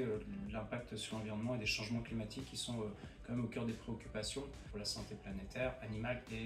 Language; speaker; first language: French; native; French